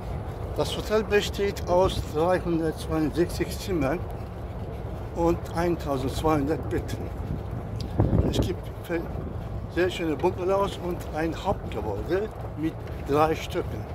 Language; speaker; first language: German; early bilingual, heritage; Turkish